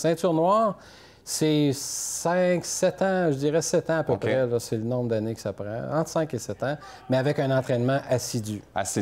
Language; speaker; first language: French; native; French